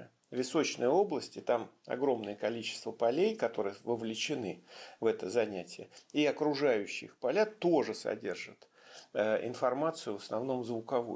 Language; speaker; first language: Russian; native; Russian